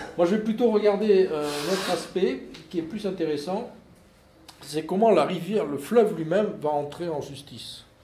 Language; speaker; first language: French; native; French